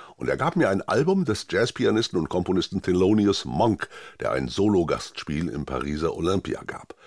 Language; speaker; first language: German; native; German